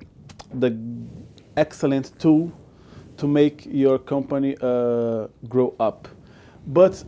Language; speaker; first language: English; non-native, learner; Portuguese